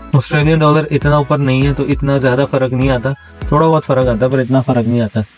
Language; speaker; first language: Urdu; native; Urdu